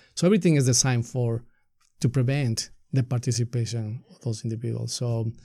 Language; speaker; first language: English; non-native, fluent; Spanish